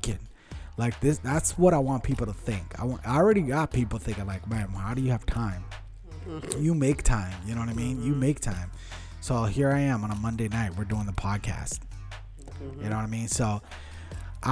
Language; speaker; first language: English; early bilingual, other home language; Portuguese